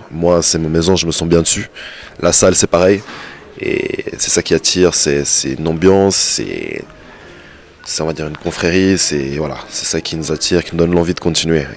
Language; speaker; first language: French; native; French